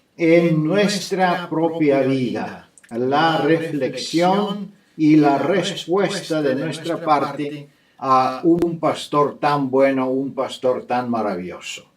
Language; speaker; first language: Spanish; non-native, fluent; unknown